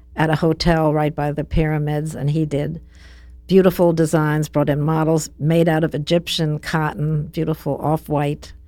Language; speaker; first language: English; native; English